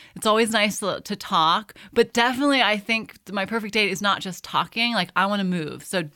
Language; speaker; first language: English; native; English